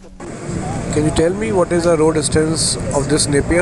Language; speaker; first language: English; non-native, local second language; Hindi